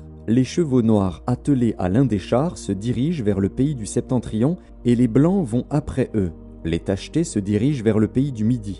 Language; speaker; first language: French; native; French